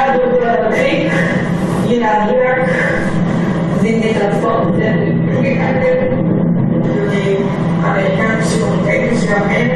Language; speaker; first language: German; non-native, fluent; Bulgarian